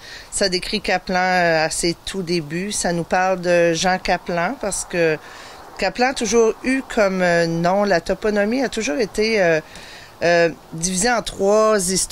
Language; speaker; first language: French; native; French